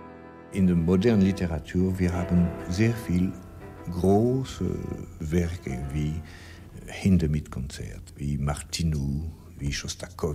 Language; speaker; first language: German; non-native, learner; French